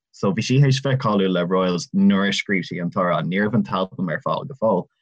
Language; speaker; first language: Irish; non-native, local second language; English